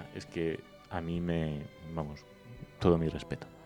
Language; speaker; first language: Spanish; native; Spanish